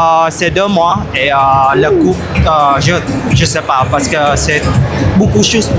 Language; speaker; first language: French; non-native, learner; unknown